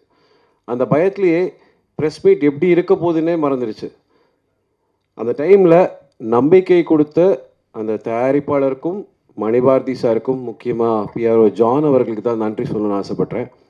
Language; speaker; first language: Tamil; native; Tamil